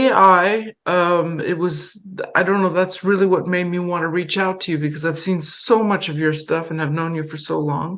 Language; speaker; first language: English; non-native, fluent; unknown